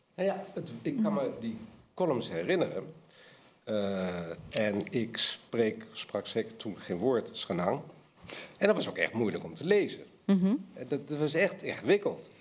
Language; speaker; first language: Dutch; native; Dutch